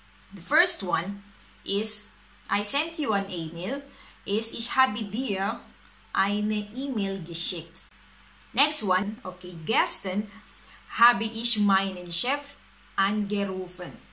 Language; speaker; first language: German; non-native, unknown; Filipino